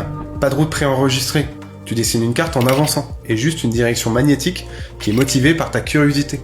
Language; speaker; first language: French; native; French